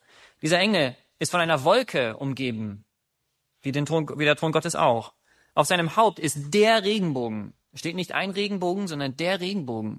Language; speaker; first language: German; native; German